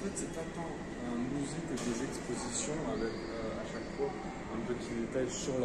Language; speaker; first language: French; native; French